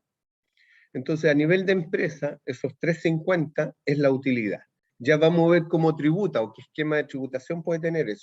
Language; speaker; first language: Spanish; native; Spanish